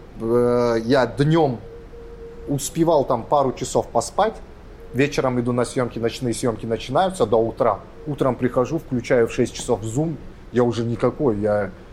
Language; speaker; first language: Russian; non-native, local second language; Kazakh